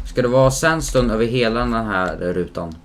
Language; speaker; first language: Swedish; native; Swedish